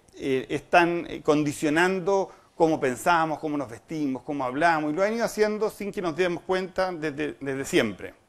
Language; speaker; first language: Spanish; native; Spanish